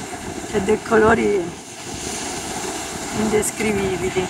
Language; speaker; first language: Italian; native; Italian